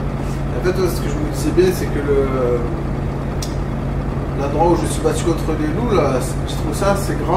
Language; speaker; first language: French; native; French